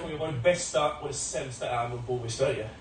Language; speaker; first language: Swedish; native; Swedish